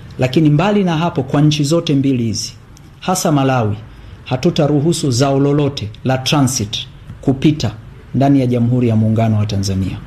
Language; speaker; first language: Swahili; native; Swahili